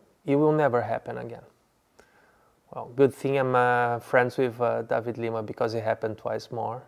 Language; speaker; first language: English; non-native, fluent; Portuguese